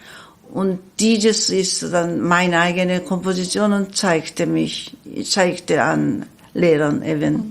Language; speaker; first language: German; non-native, learner; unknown